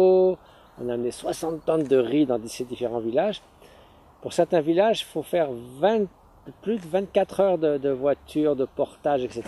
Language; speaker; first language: French; native; French